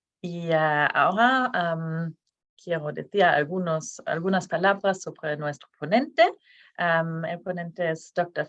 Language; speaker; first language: Spanish; non-native, fluent; Norwegian